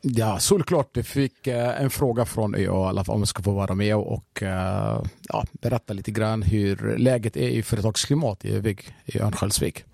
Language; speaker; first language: Swedish; non-native, fluent; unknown